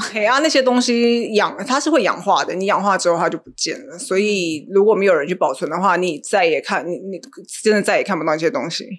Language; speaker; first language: Chinese; native; Chinese